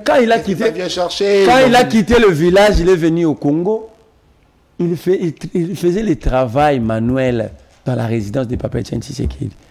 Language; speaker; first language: French; non-native, local second language; Lingala